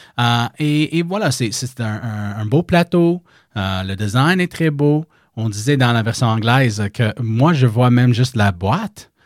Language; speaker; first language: French; native; French